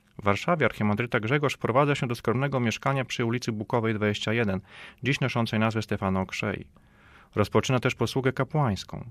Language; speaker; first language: Polish; native; Polish